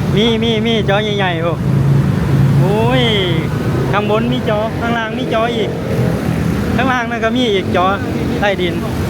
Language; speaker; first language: Thai; native; Thai